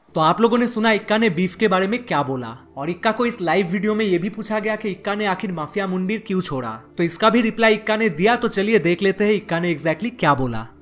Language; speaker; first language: Hindi; non-native, local second language; Bangla